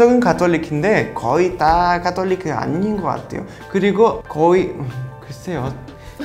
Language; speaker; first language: Korean; non-native, learner; Portuguese